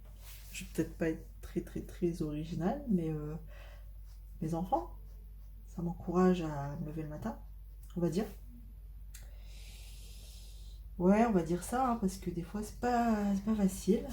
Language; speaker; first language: French; native; French